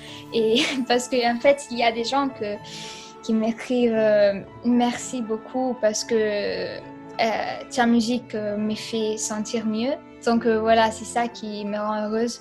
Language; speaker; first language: French; non-native, fluent; Italian